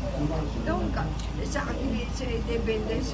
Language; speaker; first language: French; non-native, learner; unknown